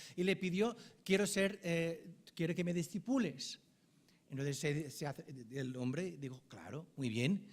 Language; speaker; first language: Spanish; non-native, fluent; English